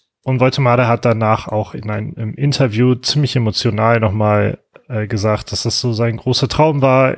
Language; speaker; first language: German; native; German